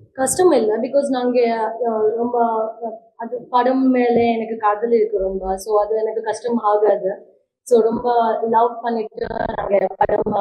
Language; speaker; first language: Tamil; non-native, learner; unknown